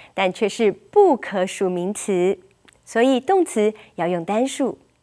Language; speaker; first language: Chinese; native; Chinese